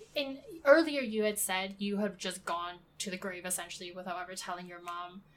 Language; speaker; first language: English; native; English